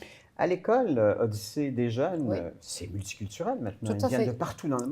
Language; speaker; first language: French; native; French